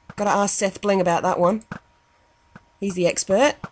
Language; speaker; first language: English; native; English